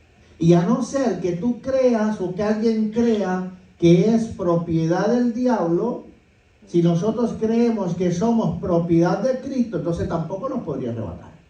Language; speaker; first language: Spanish; native; Spanish